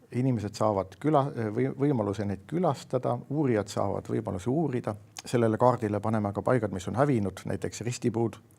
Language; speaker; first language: Estonian; native; Estonian